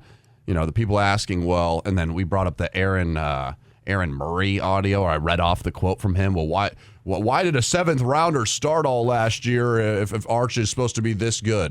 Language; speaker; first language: English; native; English